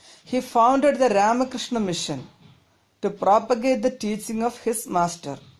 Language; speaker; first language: English; non-native, local second language; Malayalam